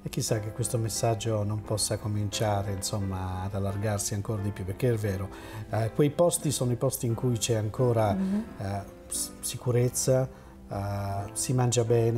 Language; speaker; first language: Italian; native; Italian